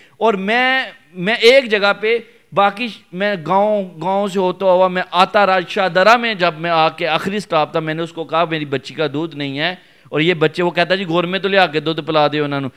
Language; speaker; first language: Urdu; non-native, local second language; Punjabi